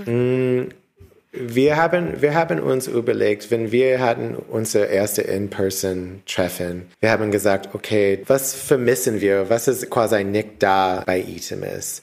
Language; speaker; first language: German; non-native, learner; English